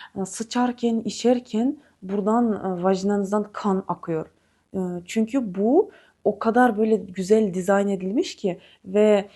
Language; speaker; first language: Turkish; non-native, fluent; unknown